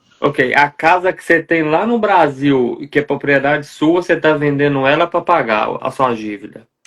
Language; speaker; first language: Portuguese; native; Portuguese